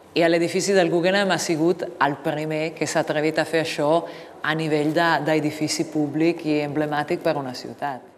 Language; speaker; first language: Catalan; non-native, fluent; Italian